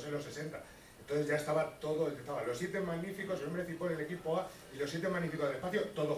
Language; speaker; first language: Spanish; native; Spanish